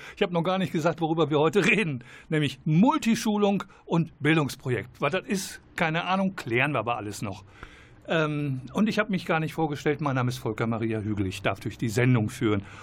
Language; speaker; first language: German; native; German